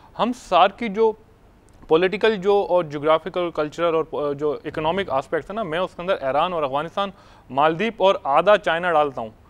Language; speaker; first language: Urdu; native; Urdu